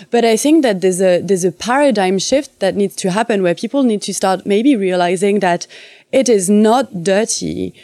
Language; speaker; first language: English; non-native, fluent; French